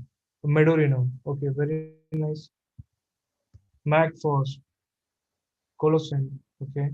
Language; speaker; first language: English; non-native, local second language; Hindi